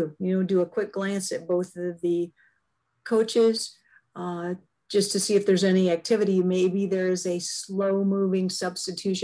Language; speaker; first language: English; native; English